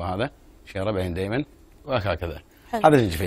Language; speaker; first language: Arabic; native; Arabic